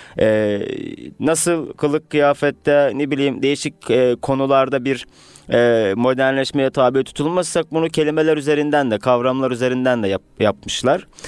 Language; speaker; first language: Turkish; native; Turkish